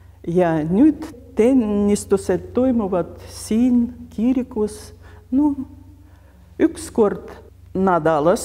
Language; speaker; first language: Estonian; non-native, local second language; Russian